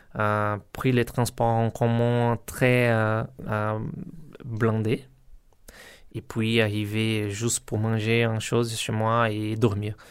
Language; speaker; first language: French; non-native, learner; Portuguese